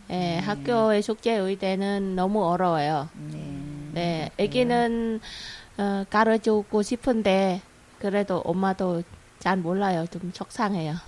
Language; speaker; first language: Korean; non-native, fluent; Vietnamese